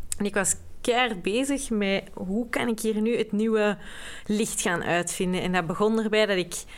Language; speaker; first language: Dutch; native; Dutch